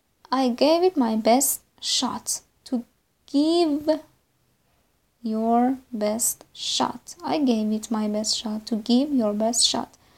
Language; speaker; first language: English; non-native, fluent; Persian